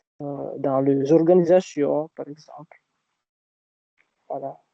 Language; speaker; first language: French; non-native, local second language; Arabic